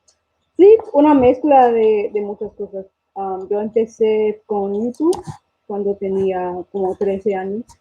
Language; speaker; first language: Spanish; non-native, fluent; English